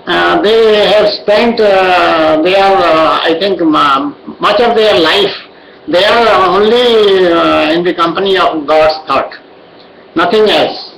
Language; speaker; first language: English; non-native, local second language; Odia